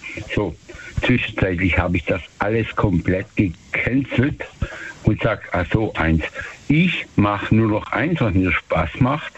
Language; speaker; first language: German; native; German